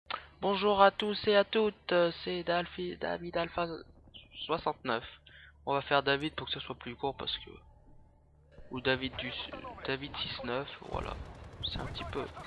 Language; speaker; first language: French; native; French